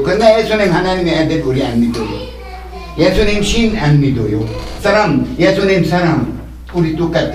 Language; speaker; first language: Korean; non-native, learner; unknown